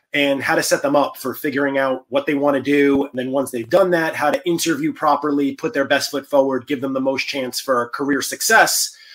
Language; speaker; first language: English; native; English